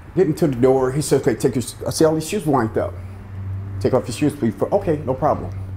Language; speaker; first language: English; native; English